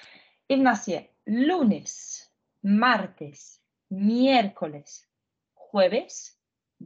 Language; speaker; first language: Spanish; non-native, fluent; Ukrainian